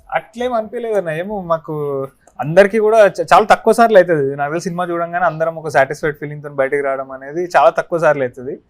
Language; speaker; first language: Telugu; native; Telugu